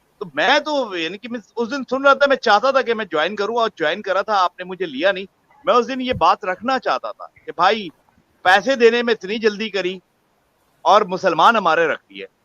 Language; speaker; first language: Urdu; native; Urdu